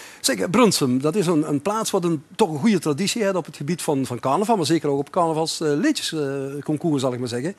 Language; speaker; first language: Dutch; native; Dutch